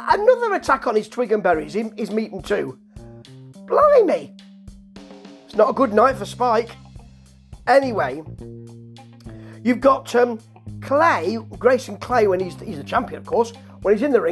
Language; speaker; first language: English; native; English